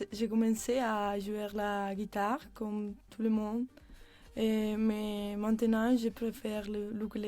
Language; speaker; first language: French; non-native, learner; Spanish